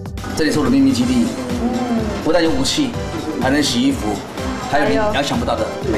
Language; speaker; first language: Chinese; native; Chinese